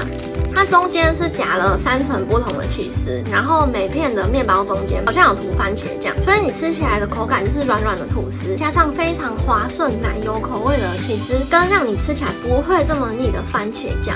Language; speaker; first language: Chinese; native; Chinese